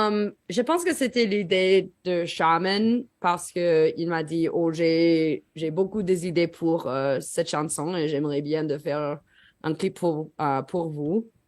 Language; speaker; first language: French; non-native, learner; English